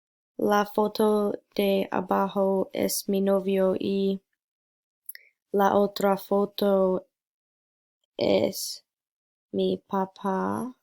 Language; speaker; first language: Spanish; non-native, learner; English